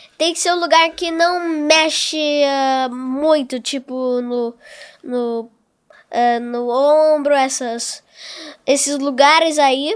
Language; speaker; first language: Portuguese; non-native, local second language; English